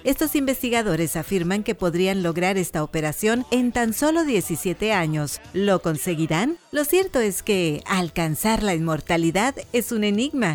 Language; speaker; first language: Spanish; native; Spanish